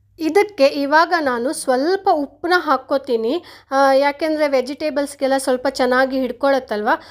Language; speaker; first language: Kannada; non-native, local second language; Konkani